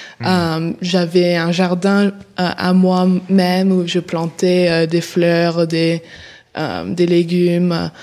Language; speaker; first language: French; early bilingual, heritage; English